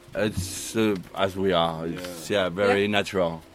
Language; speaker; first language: English; non-native, learner; French